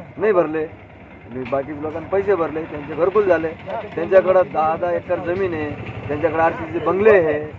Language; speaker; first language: Marathi; non-native, local second language; Lambadi